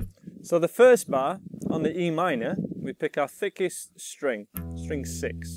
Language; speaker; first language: English; native; English